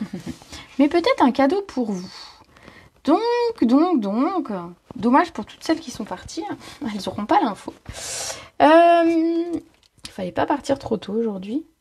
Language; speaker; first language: French; native; French